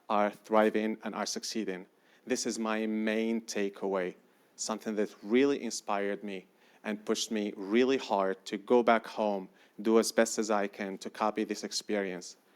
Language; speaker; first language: English; non-native, fluent; Arabic